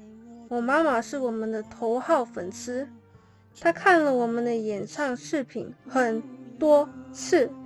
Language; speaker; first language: Chinese; non-native, learner; English